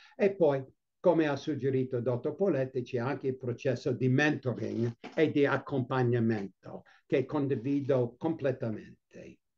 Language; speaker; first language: Italian; non-native, fluent; English